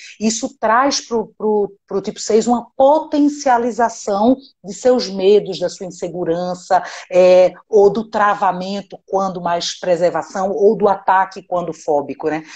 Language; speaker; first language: Portuguese; native; Portuguese